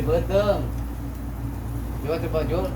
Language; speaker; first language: Indonesian; non-native, local second language; Sundanese